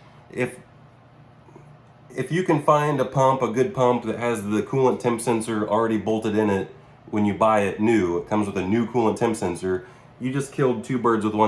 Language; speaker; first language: English; native; English